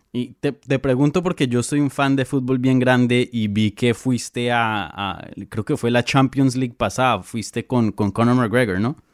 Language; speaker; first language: Spanish; native; Spanish